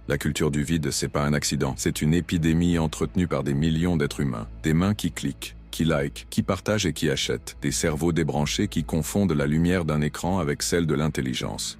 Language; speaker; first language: French; native; French